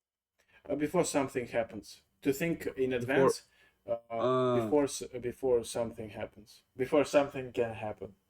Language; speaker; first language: English; non-native, fluent; Russian